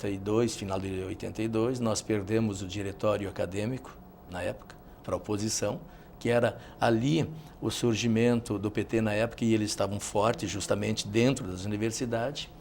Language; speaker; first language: Portuguese; native; Portuguese